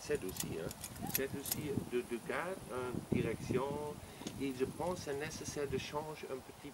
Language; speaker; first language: French; non-native, learner; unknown